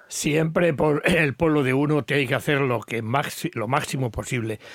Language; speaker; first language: Spanish; native; Spanish